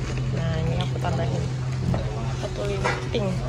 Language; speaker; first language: Indonesian; native; Indonesian